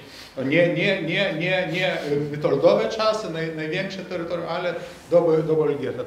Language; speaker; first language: Polish; non-native, fluent; Lithuanian